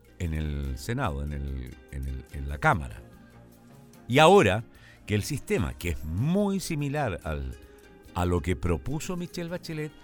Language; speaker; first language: Spanish; native; Spanish